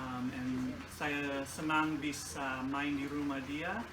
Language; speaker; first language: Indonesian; non-native, learner; English